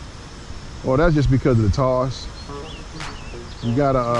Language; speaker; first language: English; native; English